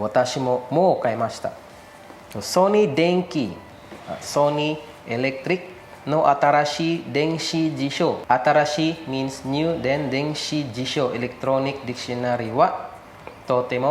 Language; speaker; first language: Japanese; non-native, fluent; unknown